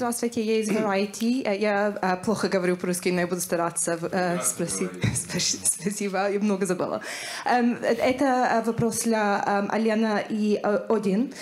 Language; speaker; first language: Russian; non-native, learner; English